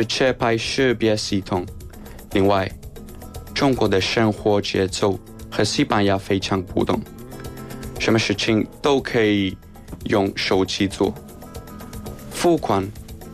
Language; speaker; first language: Chinese; non-native, learner; Spanish